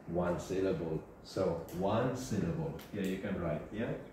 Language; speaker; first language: English; non-native, fluent; Spanish